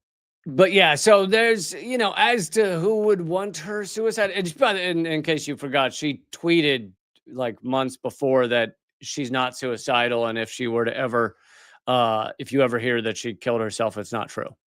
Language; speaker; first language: English; native; English